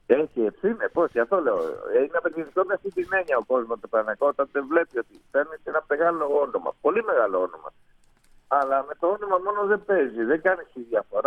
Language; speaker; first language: Greek; non-native, fluent; Spanish